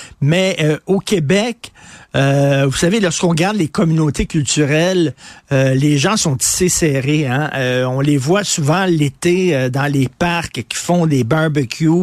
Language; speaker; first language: French; native; French